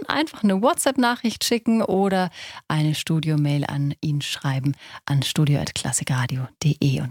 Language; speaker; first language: German; native; German